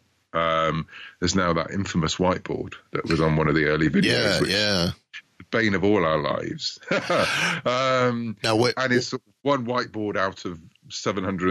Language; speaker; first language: English; native; English